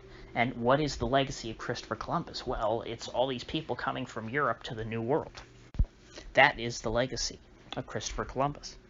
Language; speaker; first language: English; native; English